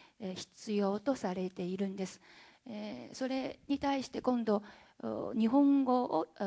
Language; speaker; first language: Japanese; non-native, fluent; Chinese